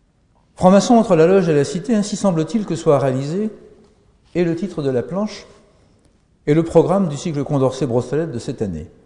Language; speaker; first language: French; native; French